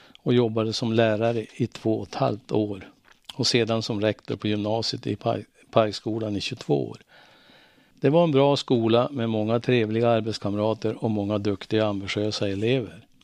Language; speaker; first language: Swedish; native; Swedish